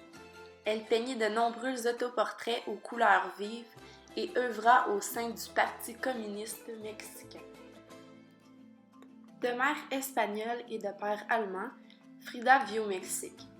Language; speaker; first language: French; native; French